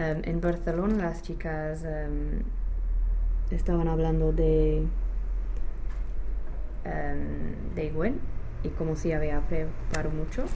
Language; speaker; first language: Spanish; non-native, learner; English